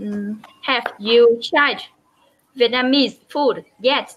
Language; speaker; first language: English; non-native, learner; Vietnamese